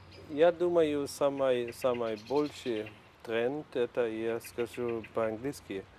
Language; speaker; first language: Russian; non-native, learner; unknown